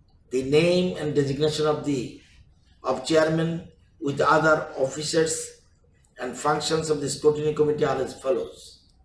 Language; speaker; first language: English; non-native, local second language; Bangla